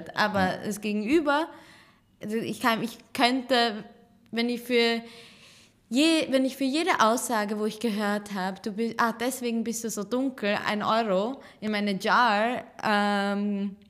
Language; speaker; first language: German; early bilingual, other home language; Serbian